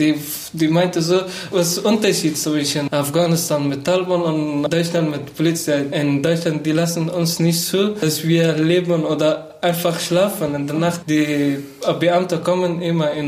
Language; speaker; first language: German; non-native, learner; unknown